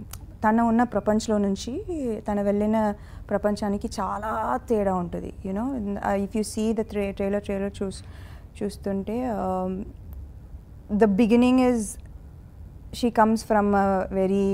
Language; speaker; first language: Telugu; non-native, fluent; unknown